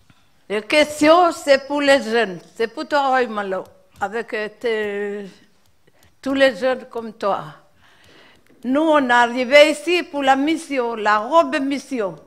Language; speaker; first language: French; non-native, local second language; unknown